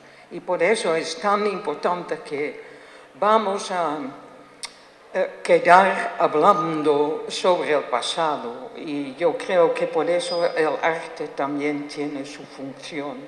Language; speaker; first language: Spanish; non-native, fluent; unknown